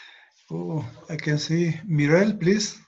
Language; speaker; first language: English; non-native, learner; Spanish